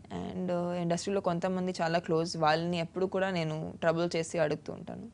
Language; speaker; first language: Telugu; non-native, fluent; Hindi